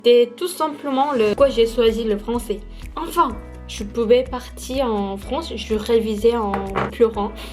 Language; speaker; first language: French; non-native, fluent; Korean